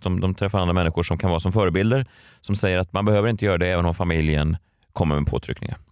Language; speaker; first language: Swedish; native; Swedish